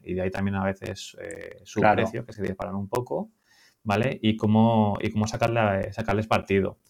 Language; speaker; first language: Spanish; native; Spanish